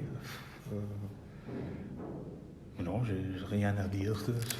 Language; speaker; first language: French; non-native, local second language; Dutch